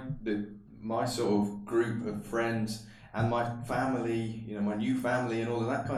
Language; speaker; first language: English; native; English